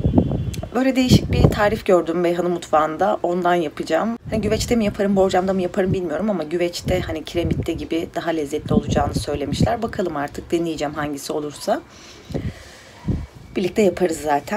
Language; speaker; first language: Turkish; native; Turkish